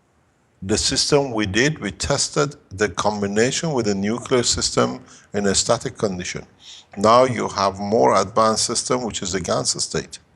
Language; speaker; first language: English; non-native, fluent; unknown